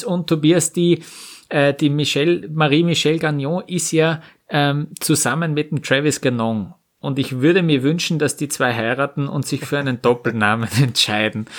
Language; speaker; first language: German; native; German